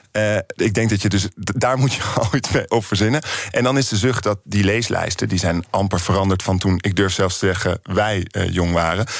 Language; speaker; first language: Dutch; native; Dutch